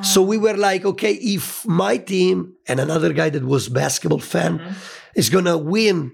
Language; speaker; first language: English; non-native, fluent; Italian